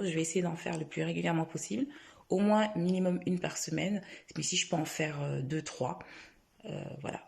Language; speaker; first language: French; native; French